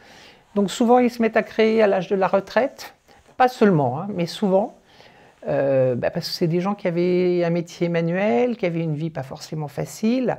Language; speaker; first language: French; native; French